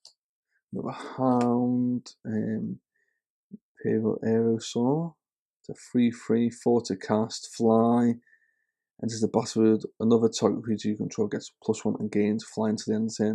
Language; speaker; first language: English; native; English